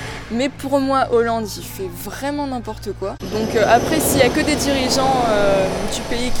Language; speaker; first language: French; native; French